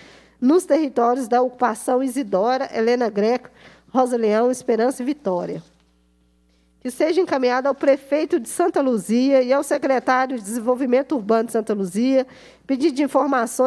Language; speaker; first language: Portuguese; native; Portuguese